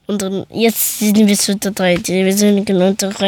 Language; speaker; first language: German; early bilingual, other home language; Persian